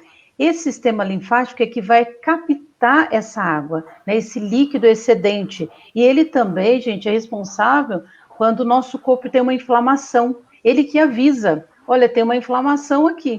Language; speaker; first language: Portuguese; native; Portuguese